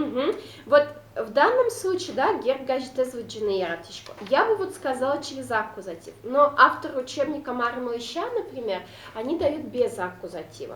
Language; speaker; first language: Russian; non-native, local second language; Udmurt